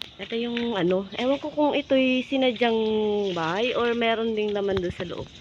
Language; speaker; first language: Filipino; native; Filipino